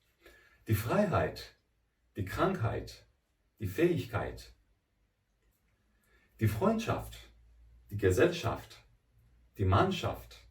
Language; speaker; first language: German; non-native, fluent; Persian